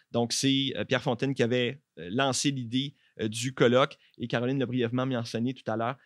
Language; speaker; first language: French; native; French